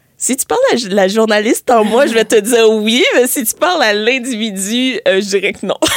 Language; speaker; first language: French; early bilingual, other home language; Haitian Creole